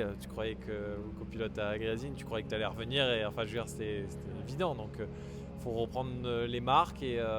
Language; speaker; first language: French; native; French